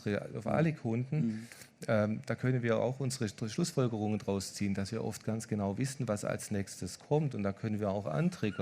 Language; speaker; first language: German; native; German